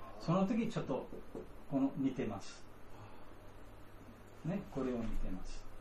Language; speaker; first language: Japanese; non-native, learner; Bangla